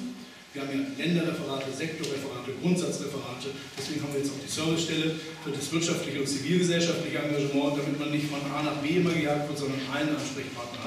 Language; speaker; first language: German; native; German